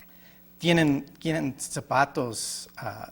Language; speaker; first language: Spanish; non-native, learner; English